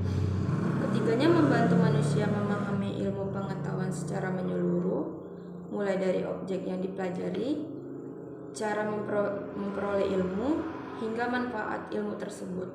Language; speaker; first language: Indonesian; native; Indonesian